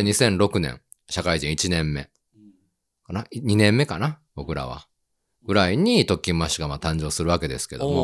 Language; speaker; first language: Japanese; native; Japanese